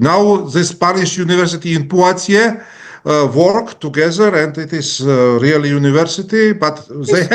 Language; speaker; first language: English; non-native, learner; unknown